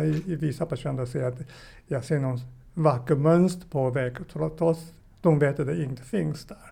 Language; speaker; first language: Swedish; non-native, fluent; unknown